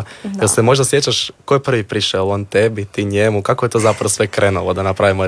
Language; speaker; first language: Serbian; native; Serbian